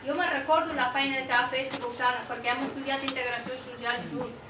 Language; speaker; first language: Catalan; non-native, fluent; Persian